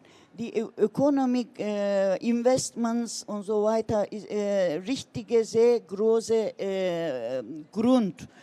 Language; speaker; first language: German; non-native, learner; Turkish